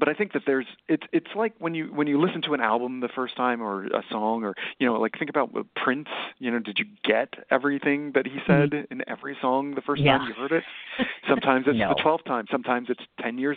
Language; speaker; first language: English; native; English